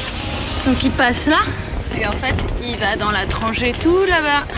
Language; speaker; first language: French; native; French